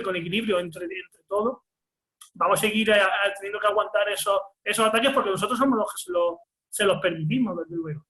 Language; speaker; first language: Spanish; native; Spanish